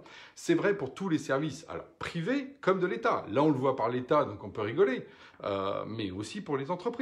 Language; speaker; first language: French; native; French